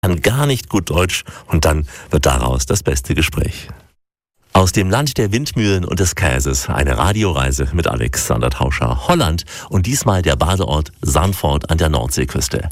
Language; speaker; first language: German; native; German